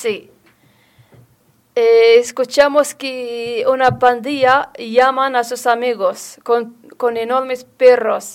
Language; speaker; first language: Spanish; non-native, learner; Arabic